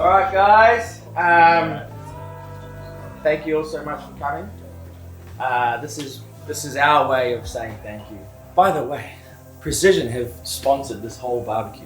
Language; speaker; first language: English; native; English